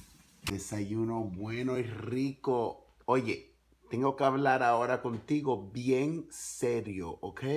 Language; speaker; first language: Spanish; early bilingual, other home language; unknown